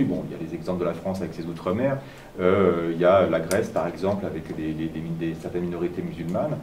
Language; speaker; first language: French; native; French